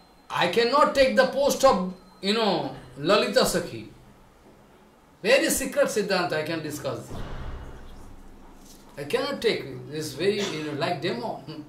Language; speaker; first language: English; non-native, local second language; Bangla